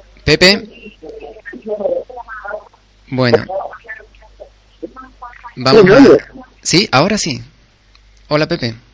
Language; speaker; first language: Spanish; native; Spanish